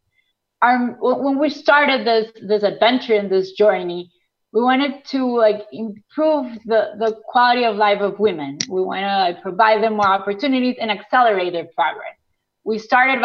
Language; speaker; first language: English; non-native, fluent; Spanish